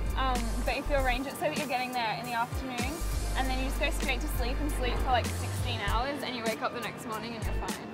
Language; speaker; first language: English; native; English